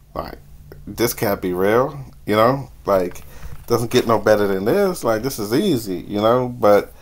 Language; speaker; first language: English; native; English